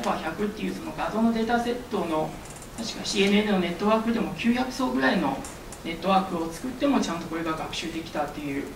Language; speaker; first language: Japanese; early bilingual, other home language; Chinese